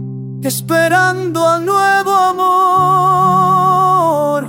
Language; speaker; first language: Spanish; native; Spanish